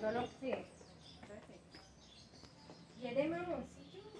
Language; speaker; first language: Spanish; native; Spanish